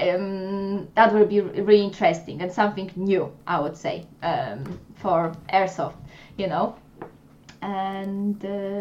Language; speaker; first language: English; non-native, fluent; Polish